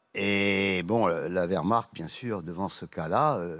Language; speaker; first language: French; native; French